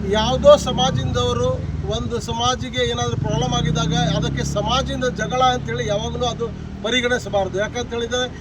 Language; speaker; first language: Kannada; non-native, local second language; Urdu